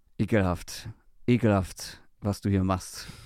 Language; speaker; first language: German; native; German